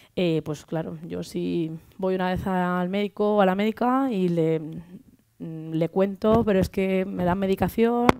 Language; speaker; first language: Spanish; native; Spanish